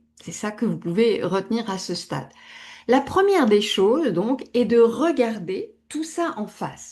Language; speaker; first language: French; native; French